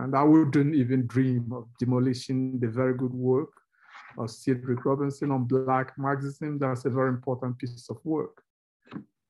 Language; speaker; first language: English; non-native, local second language; Igbo